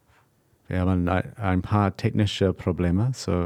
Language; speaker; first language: German; non-native, learner; English